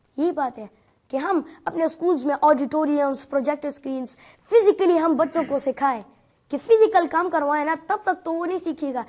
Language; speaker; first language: Urdu; non-native, local second language; Pashto